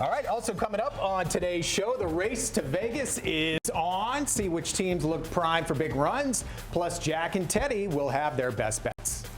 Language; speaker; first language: English; native; English